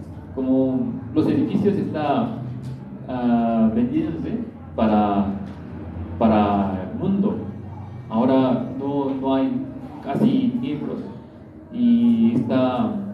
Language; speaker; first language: Spanish; non-native, learner; Korean